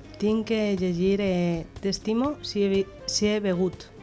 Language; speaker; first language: Catalan; non-native, local second language; Spanish